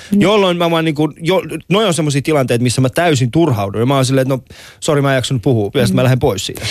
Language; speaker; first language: Finnish; early bilingual, other home language; Persian